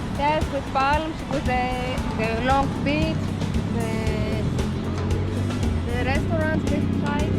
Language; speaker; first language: English; non-native, learner; Greek